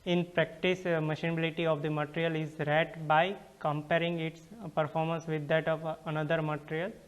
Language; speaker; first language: English; non-native, local second language; Gujarati